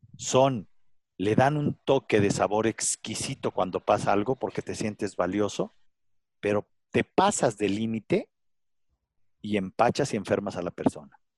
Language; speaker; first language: Spanish; native; Spanish